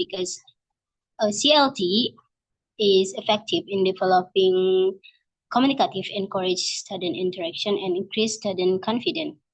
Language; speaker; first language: English; non-native, learner; Indonesian